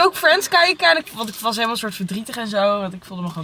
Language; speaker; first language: Dutch; native; Dutch